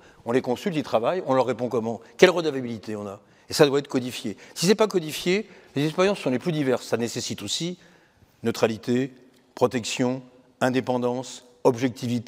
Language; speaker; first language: French; native; French